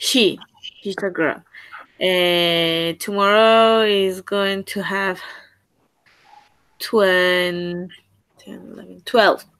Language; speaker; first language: English; non-native, learner; Spanish